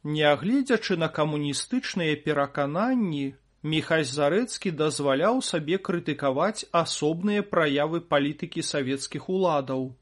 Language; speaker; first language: Belarusian; native; Belarusian